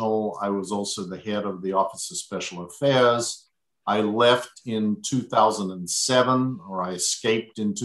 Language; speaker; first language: English; native; English